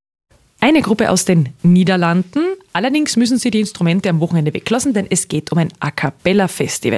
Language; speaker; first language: German; native; German